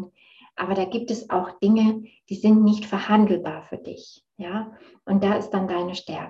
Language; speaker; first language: German; native; German